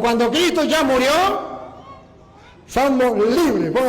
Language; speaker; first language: Spanish; native; Spanish